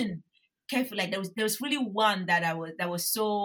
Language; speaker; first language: English; non-native, local second language; Bini